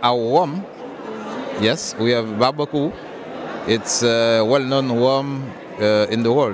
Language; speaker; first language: English; non-native, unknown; Haitian Creole